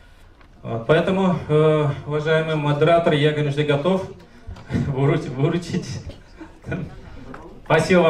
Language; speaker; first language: Russian; non-native, local second language; Kyrgyz